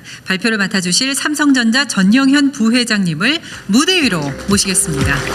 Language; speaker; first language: Korean; native; Korean